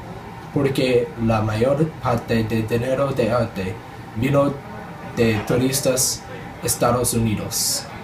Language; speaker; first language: Spanish; non-native, learner; English